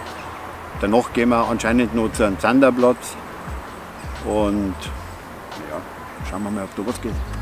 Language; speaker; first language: German; native; German